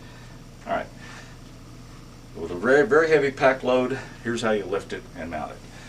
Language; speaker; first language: English; native; English